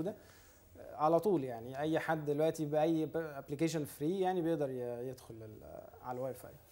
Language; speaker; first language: Arabic; native; Arabic